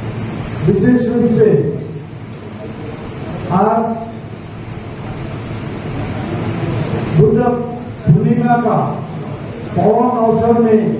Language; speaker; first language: Hindi; non-native, local second language; Bangla